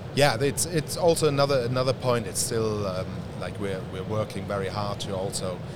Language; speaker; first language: English; non-native, fluent; German